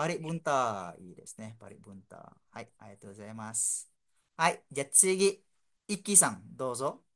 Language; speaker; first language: Japanese; non-native, fluent; Malay